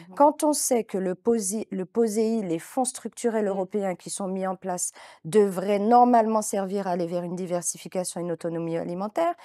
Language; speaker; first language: French; native; French